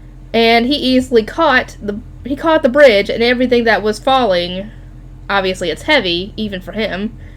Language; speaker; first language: English; native; English